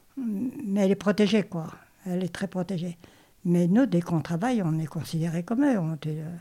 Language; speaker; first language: French; native; French